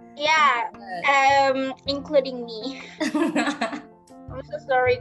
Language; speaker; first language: English; non-native, learner; Indonesian